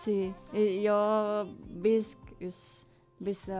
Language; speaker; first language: Catalan; non-native, learner; Indonesian